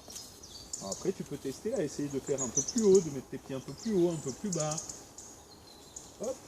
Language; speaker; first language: French; native; French